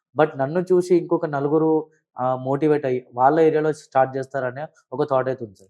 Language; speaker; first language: Telugu; early bilingual, heritage; Telugu